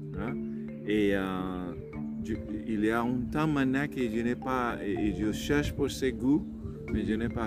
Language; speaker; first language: French; non-native, learner; Spanish